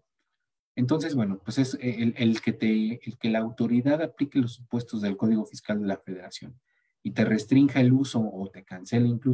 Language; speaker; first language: Spanish; native; Spanish